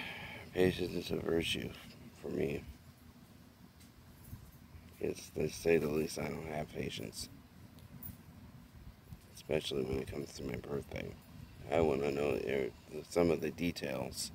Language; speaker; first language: English; native; English